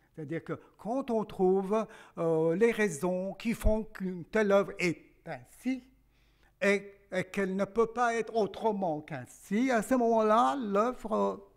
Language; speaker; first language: French; non-native, local second language; Armenian